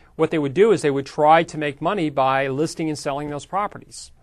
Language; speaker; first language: English; native; English